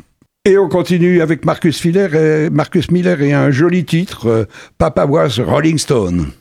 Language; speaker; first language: French; native; French